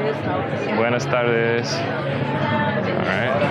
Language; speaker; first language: Spanish; non-native, learner; English